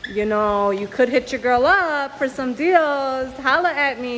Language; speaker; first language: English; native; English